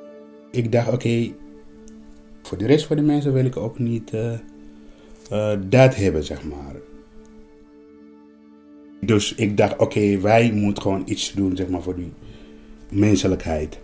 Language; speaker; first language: Dutch; non-native, learner; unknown